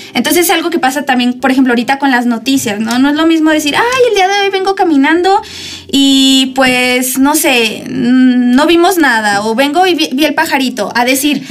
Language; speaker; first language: Spanish; native; Spanish